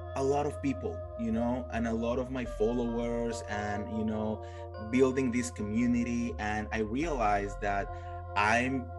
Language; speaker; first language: English; non-native, fluent; Spanish